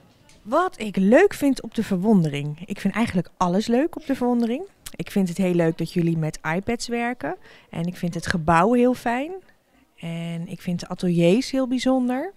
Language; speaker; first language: Dutch; native; Dutch